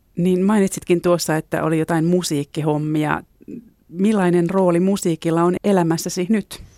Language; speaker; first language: Finnish; native; Finnish